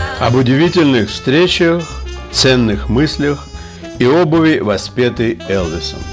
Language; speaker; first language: Russian; native; Russian